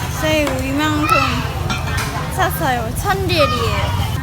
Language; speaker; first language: Korean; non-native, learner; Khmer